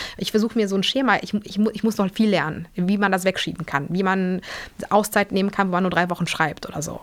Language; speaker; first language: German; early bilingual, other home language; Polish